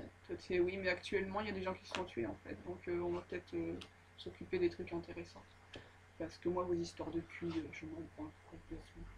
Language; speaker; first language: French; native; French